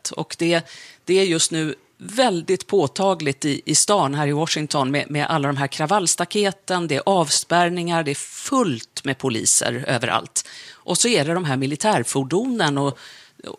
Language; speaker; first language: Swedish; native; Swedish